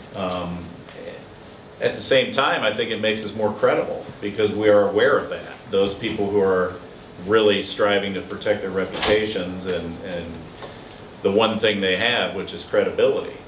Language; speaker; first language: English; native; English